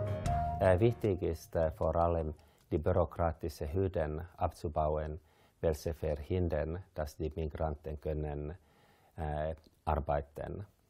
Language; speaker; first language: German; non-native, fluent; Finnish